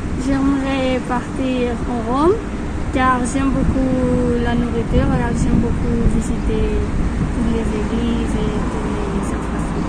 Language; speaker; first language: French; non-native, learner; Spanish